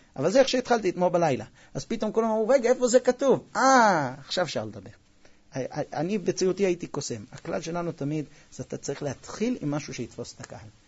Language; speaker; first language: Hebrew; non-native, fluent; English